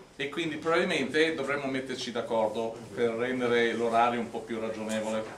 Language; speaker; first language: Italian; non-native, fluent; English